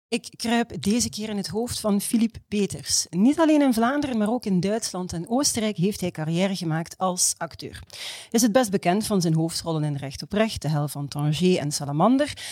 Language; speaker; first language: Dutch; native; Dutch